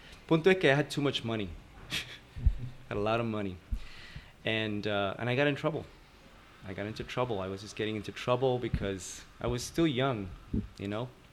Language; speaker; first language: English; early bilingual, other home language; Spanish